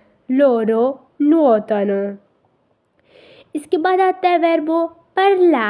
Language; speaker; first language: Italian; non-native, fluent; Urdu